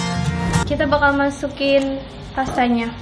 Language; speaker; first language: Indonesian; native; Indonesian